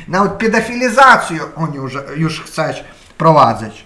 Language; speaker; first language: Polish; non-native, learner; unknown